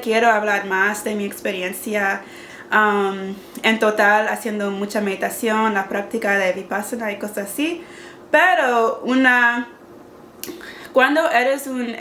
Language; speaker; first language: Spanish; non-native, learner; English